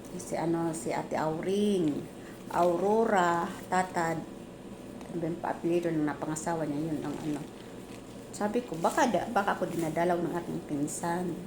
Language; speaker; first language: Filipino; non-native, local second language; Bikol